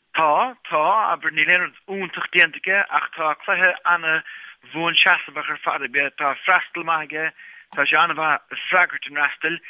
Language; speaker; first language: Irish; native; Irish